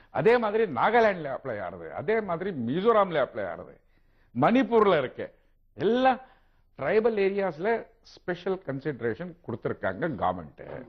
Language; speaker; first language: Tamil; non-native, local second language; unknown